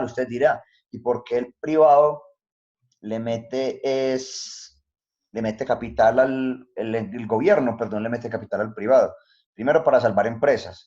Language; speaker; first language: Spanish; native; Spanish